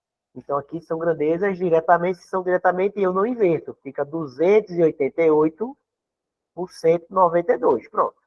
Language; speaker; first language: Portuguese; native; Portuguese